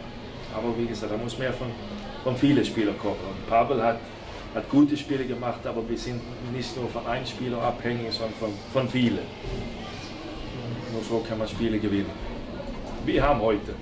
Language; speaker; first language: German; non-native, fluent; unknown